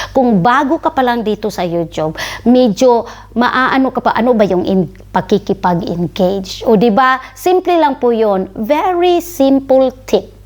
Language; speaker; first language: Filipino; non-native, local second language; Cebuano